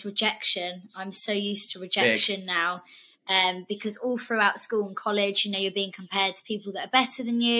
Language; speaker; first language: English; native; English